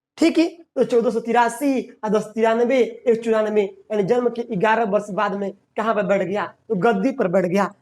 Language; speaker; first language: Hindi; native; Hindi